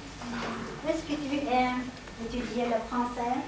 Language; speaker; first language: French; non-native, fluent; Yakut